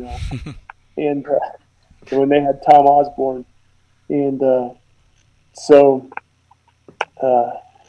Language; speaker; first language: English; native; English